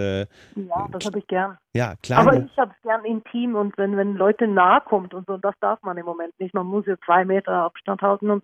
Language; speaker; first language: German; non-native, learner; Norwegian